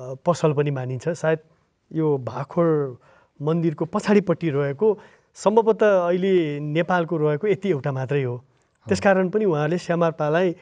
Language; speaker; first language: Nepali; native; Nepali